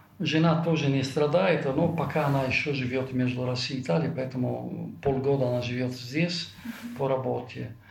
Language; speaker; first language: Russian; non-native, fluent; Italian